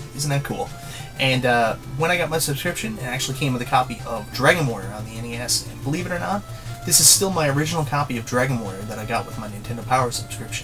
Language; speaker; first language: English; native; English